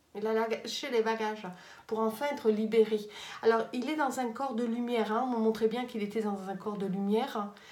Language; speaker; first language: French; native; French